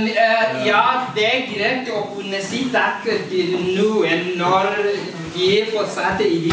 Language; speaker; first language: Norwegian; non-native, fluent; Kinyarwanda